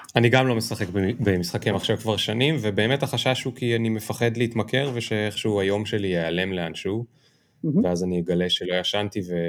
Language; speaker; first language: Hebrew; native; Hebrew